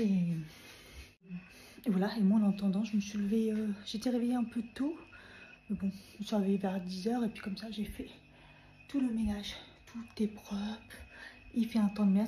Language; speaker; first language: French; native; French